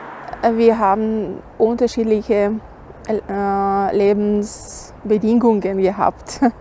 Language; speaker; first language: German; non-native, fluent; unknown